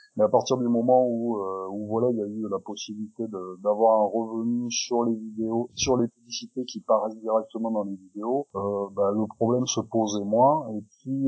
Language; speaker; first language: French; native; French